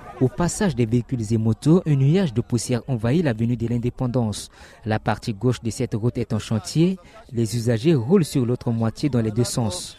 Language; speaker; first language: French; non-native, local second language; Sango